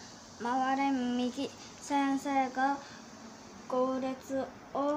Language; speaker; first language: Japanese; early bilingual, heritage; Korean